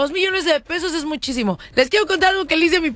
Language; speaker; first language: Spanish; native; Spanish